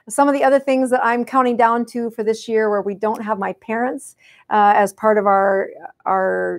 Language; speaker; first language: English; native; English